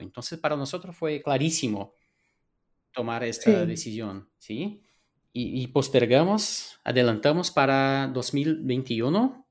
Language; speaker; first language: Spanish; non-native, fluent; Portuguese